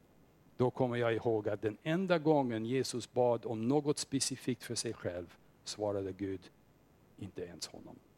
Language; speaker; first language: Swedish; non-native, fluent; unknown